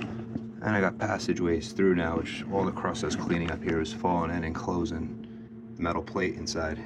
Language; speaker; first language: English; native; English